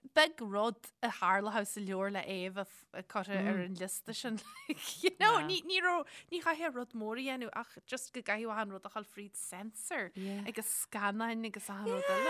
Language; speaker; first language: Irish; native; Irish